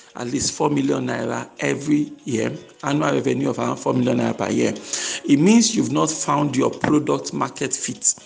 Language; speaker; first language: English; non-native, local second language; Yoruba